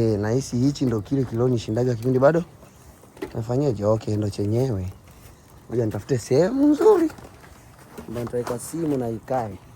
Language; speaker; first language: Swahili; native; Swahili